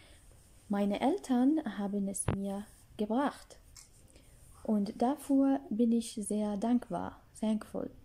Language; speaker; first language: German; non-native, fluent; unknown